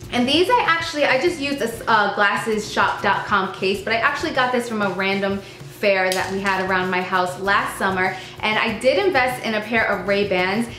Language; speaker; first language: English; native; English